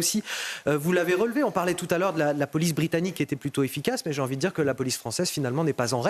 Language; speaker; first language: French; native; French